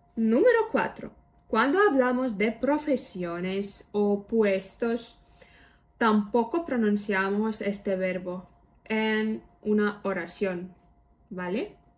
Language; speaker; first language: Spanish; non-native, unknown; Russian